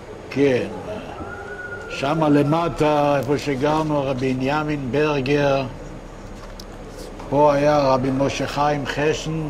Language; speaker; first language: Hebrew; non-native, local second language; Yiddish